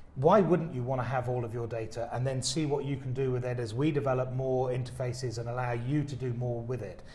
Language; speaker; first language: English; native; English